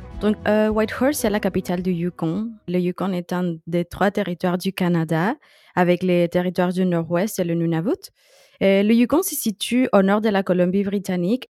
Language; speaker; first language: French; non-native, fluent; Spanish